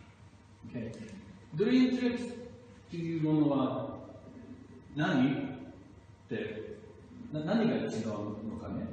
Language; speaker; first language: Japanese; non-native, fluent; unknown